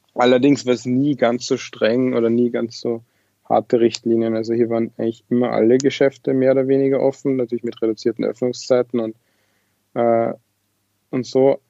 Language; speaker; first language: German; native; German